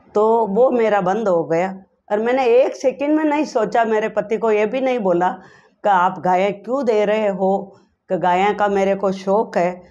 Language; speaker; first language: Hindi; native; Hindi